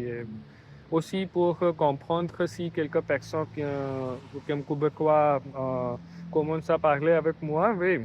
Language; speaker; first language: French; non-native, learner; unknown